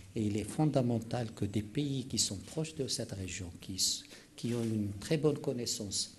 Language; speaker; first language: French; non-native, local second language; Arabic